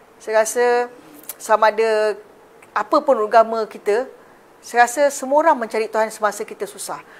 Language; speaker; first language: Malay; native; Malay